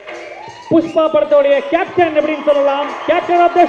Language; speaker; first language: Tamil; native; Tamil